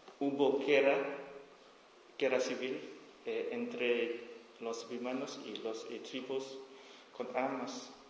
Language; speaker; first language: Spanish; non-native, learner; S'gaw Karen